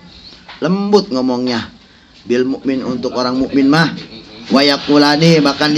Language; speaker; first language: Indonesian; native; Indonesian